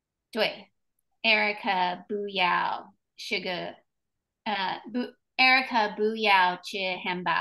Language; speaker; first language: Chinese; non-native, learner; English